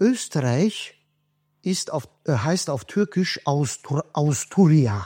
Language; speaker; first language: German; non-native, fluent; Kurdish